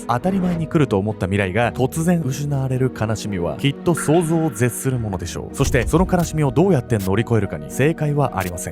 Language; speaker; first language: Japanese; native; Japanese